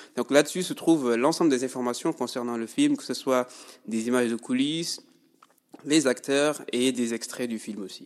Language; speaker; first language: French; early bilingual, other home language; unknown